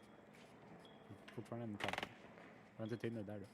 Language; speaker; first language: Swedish; native; Swedish